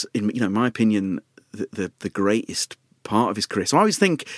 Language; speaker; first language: English; native; English